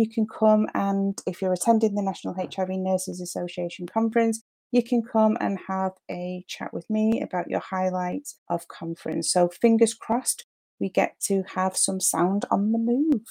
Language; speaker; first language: English; native; English